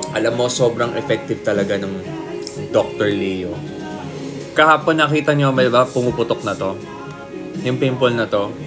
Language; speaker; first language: Filipino; native; Filipino